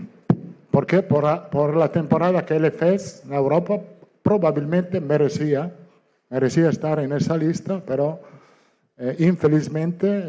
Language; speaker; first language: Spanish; non-native, fluent; Italian